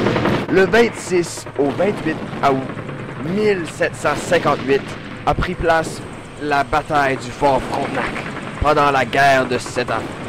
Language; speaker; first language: French; native; French